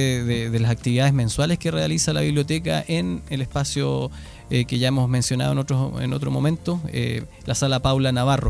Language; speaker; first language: Spanish; native; Spanish